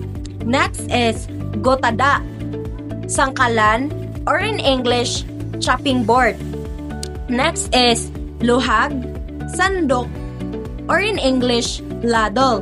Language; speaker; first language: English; non-native, local second language; Cebuano